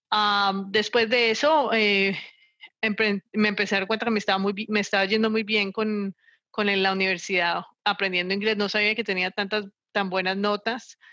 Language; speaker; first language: Spanish; native; Spanish